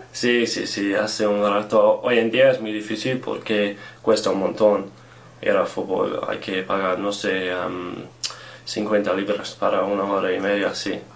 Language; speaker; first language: Spanish; non-native, learner; English